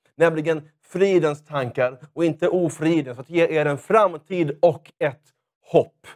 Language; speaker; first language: Swedish; native; Swedish